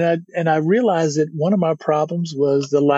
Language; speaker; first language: English; native; English